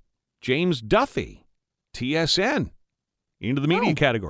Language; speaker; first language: English; native; English